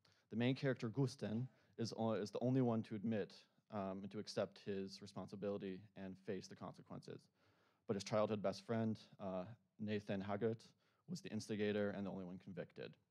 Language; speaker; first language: English; native; English